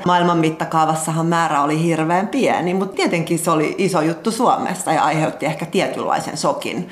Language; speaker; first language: Finnish; native; Finnish